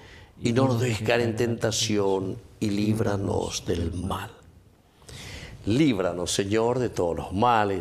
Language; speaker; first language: Spanish; native; Spanish